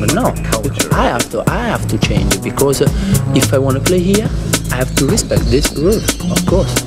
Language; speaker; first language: English; non-native, learner; Italian